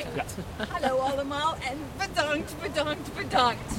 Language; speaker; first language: Dutch; non-native, learner; English